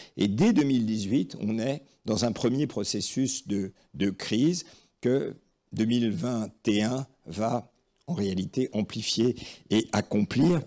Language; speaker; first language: French; native; French